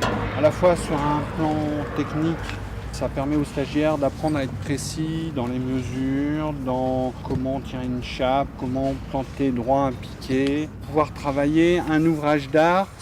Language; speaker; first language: French; native; French